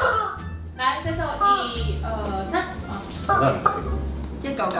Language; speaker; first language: Chinese; native; Chinese